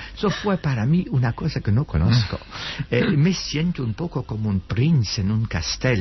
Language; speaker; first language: Spanish; non-native, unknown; Dutch